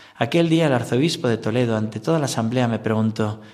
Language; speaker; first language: Spanish; native; Spanish